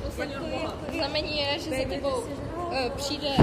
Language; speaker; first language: Czech; non-native, learner; Ukrainian